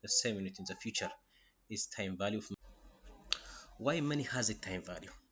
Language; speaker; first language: English; non-native, local second language; Amharic